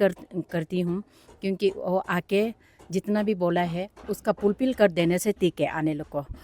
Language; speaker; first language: Hindi; non-native, local second language; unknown